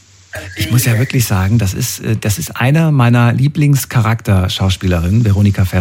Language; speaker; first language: German; native; German